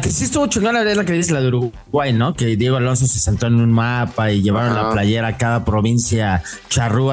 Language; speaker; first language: Spanish; native; Spanish